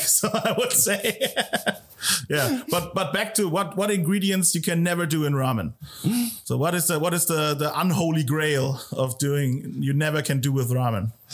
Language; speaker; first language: English; non-native, fluent; German